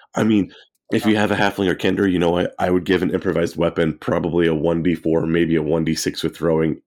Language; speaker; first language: English; native; English